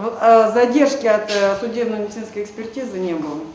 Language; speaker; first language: Russian; native; Russian